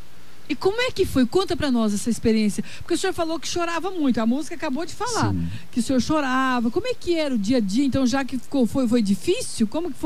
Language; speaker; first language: Portuguese; native; Portuguese